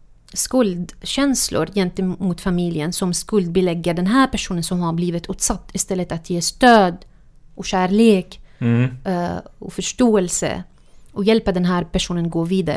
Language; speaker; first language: Swedish; non-native, fluent; Arabic